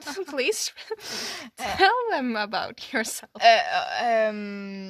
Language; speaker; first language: English; non-native, fluent; Swedish